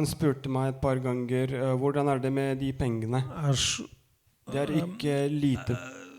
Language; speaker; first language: Norwegian; non-native, fluent; Lithuanian